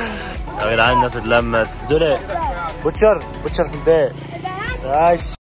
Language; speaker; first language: Arabic; native; Arabic